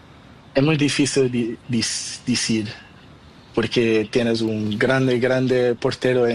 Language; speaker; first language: Spanish; non-native, learner; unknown